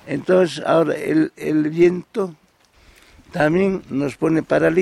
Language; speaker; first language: Spanish; non-native, local second language; Quechua